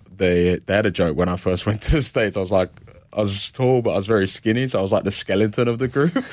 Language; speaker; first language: English; native; English